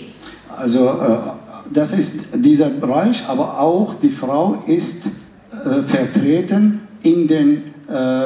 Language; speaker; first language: German; non-native, fluent; Arabic